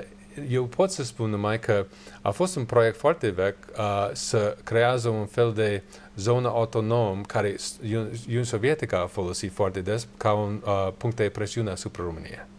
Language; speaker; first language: Romanian; non-native, learner; English